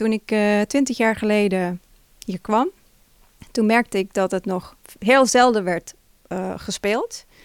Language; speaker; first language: Dutch; non-native, fluent; Finnish